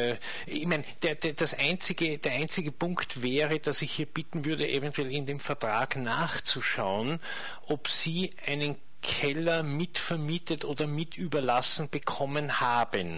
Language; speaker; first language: German; native; German